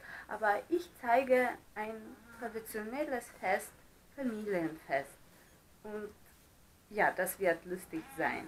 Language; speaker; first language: German; non-native, fluent; Russian